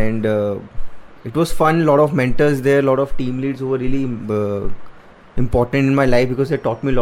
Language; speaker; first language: English; non-native, local second language; Hindi